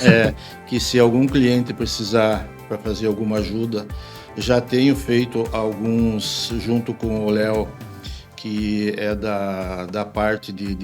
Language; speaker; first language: Portuguese; native; Portuguese